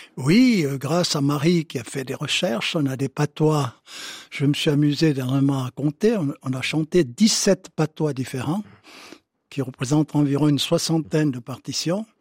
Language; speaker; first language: French; native; French